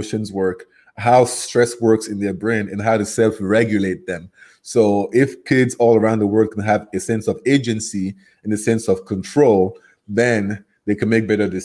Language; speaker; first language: English; non-native, local second language; French